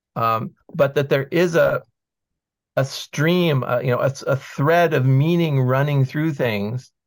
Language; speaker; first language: English; native; English